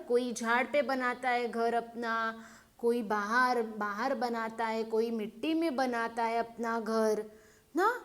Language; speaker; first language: Hindi; non-native, local second language; Marathi